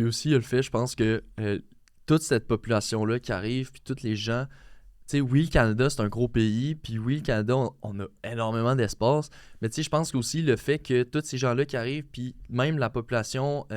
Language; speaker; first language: French; native; French